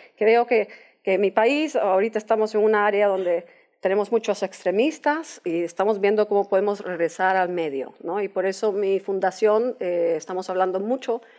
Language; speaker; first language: Spanish; non-native, fluent; English